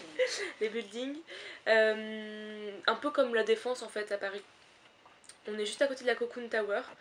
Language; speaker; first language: French; native; French